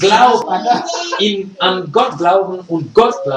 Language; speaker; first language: German; non-native, fluent; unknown